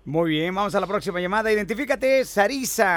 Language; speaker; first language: Spanish; native; Spanish